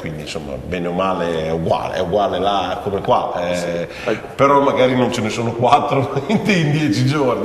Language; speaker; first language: Italian; native; Italian